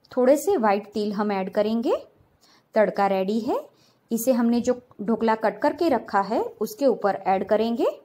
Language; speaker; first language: Hindi; non-native, local second language; Gujarati